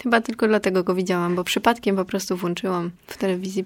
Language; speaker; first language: Polish; native; Polish